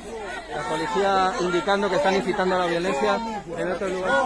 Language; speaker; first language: Spanish; native; Spanish